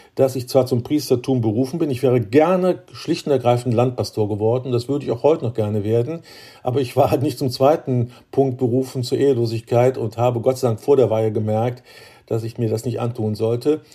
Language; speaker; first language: German; native; German